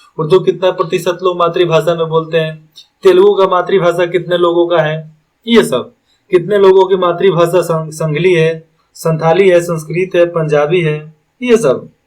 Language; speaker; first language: Hindi; native; Hindi